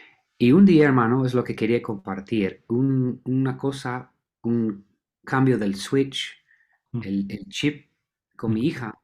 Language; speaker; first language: Spanish; non-native, fluent; English